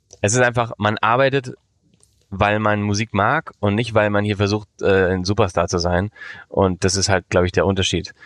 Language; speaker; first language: German; early bilingual, heritage; Spanish